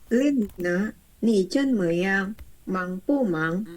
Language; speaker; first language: Chinese; non-native, learner; Indonesian